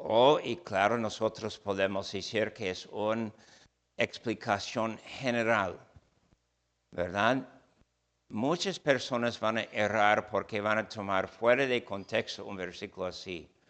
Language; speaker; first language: Spanish; non-native, fluent; English